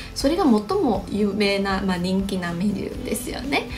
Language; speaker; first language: Japanese; non-native, fluent; Chinese